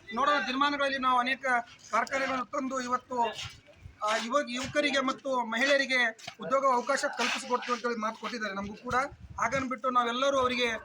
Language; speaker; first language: Kannada; non-native, local second language; Lambadi